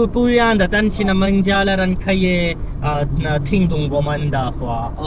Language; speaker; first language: Chinese; non-native, learner; Urdu